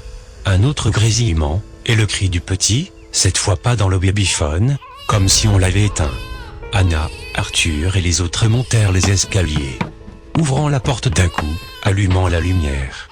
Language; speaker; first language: French; native; French